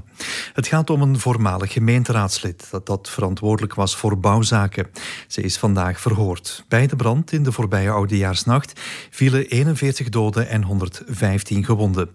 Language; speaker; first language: Dutch; native; Dutch